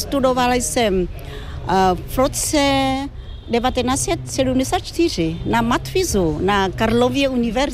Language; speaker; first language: Czech; non-native, fluent; Vietnamese